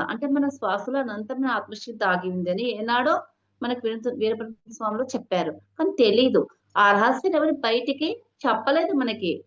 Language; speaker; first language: Telugu; non-native, local second language; Hindi